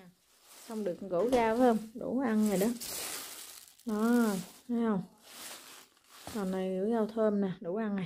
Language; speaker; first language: Vietnamese; native; Vietnamese